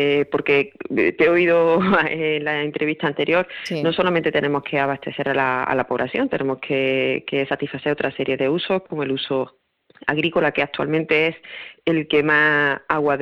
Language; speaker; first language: Spanish; native; Spanish